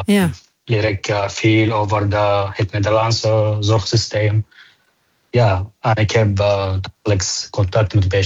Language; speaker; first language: Dutch; non-native, fluent; Arabic